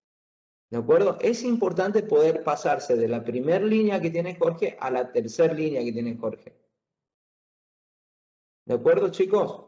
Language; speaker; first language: Spanish; native; Spanish